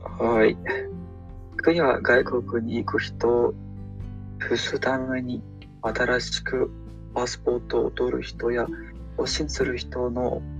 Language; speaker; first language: Japanese; non-native, learner; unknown